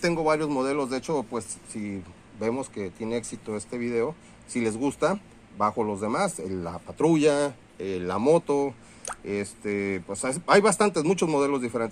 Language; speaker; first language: Spanish; native; Spanish